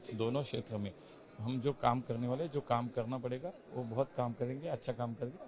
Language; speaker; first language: Hindi; non-native, local second language; Marathi